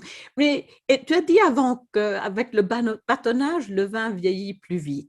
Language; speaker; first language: French; non-native, fluent; Swedish